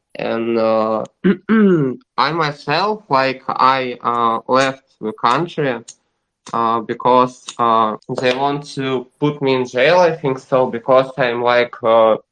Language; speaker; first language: English; non-native, learner; Russian